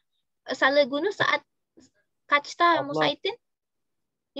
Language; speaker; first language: Turkish; non-native, learner; Indonesian